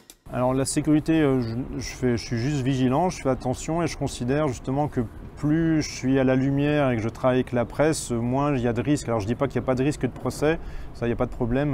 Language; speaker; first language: French; native; French